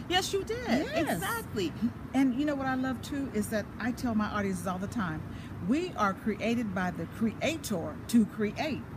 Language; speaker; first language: English; native; English